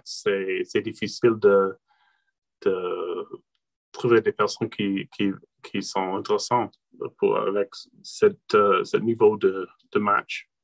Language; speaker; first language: French; non-native, local second language; English